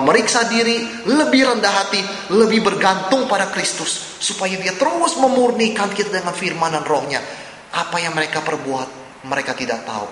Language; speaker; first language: Indonesian; native; Indonesian